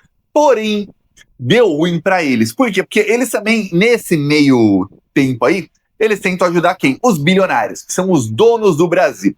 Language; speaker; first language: Portuguese; native; Portuguese